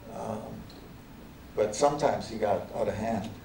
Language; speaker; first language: English; native; English